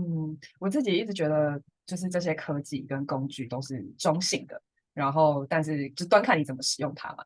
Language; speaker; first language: Chinese; native; Chinese